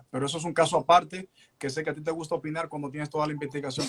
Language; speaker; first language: Spanish; native; Spanish